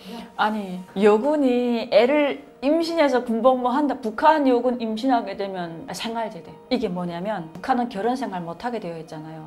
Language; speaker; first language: Korean; native; Korean